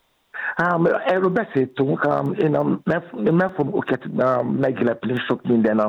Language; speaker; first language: Hungarian; non-native, fluent; Yoruba